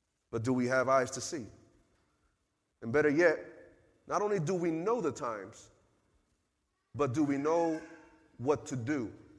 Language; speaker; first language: English; early bilingual, other home language; Spanish